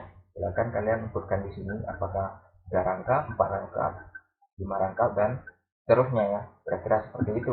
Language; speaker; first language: Indonesian; native; Indonesian